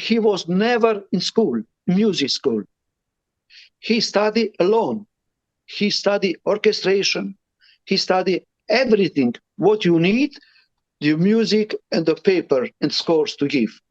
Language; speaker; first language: English; non-native, learner; Romany